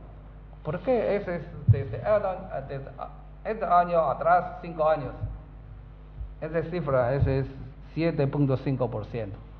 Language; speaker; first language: Spanish; non-native, learner; Chinese